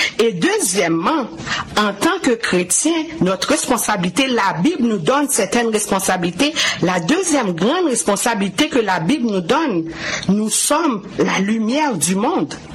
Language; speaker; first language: French; non-native, local second language; Haitian Creole